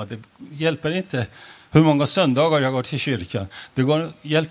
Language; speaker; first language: Swedish; non-native, fluent; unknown